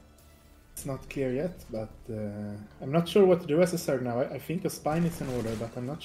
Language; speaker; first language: English; non-native, fluent; Swedish